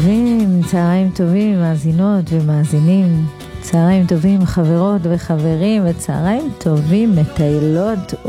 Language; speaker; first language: Hebrew; native; Hebrew